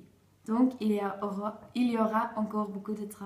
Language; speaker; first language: French; non-native, learner; Dutch